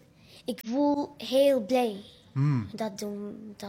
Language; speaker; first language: Dutch; non-native, learner; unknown